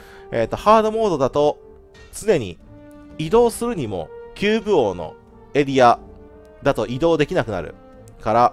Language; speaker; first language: Japanese; native; Japanese